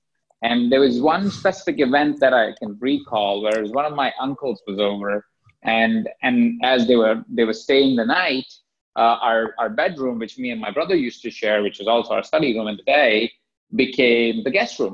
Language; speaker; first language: English; non-native, local second language; Hindi